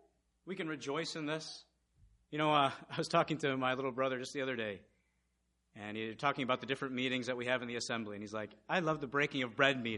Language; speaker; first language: English; native; English